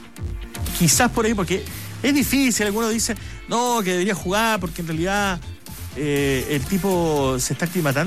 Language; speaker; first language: Spanish; native; Spanish